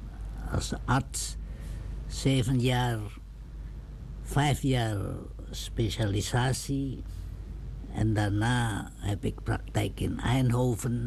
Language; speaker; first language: Dutch; non-native, fluent; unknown